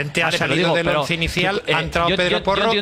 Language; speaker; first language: Spanish; native; Spanish